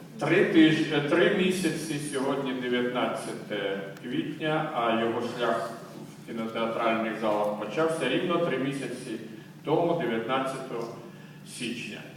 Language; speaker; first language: Ukrainian; native; Ukrainian